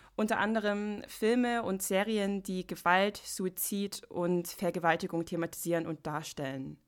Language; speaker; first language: German; non-native, fluent; English